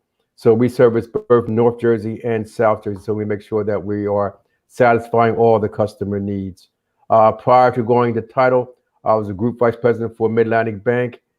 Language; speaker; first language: English; native; English